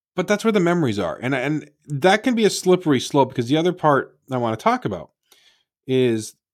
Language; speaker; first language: English; native; English